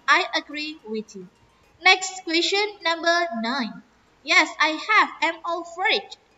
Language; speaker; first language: English; non-native, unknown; Indonesian